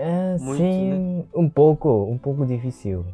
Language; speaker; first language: Portuguese; non-native, learner; Japanese